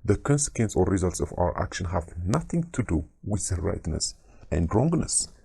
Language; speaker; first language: English; non-native, local second language; Amharic